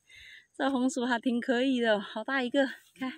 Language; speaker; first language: Chinese; native; Chinese